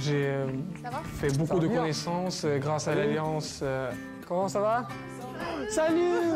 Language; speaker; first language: French; non-native, fluent; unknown